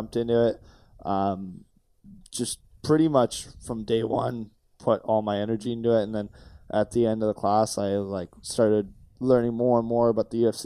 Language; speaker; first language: English; native; English